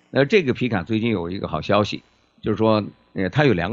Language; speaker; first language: Chinese; native; Chinese